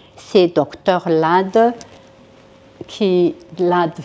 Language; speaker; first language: French; non-native, local second language; Malagasy